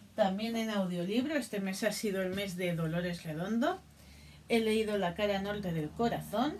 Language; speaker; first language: Spanish; native; Spanish